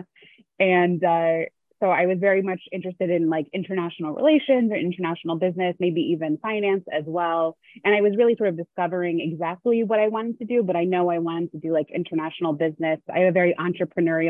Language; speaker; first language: English; native; English